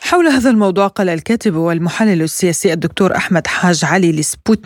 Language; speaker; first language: Arabic; native; Arabic